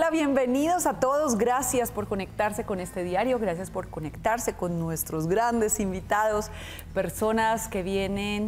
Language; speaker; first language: Spanish; native; Spanish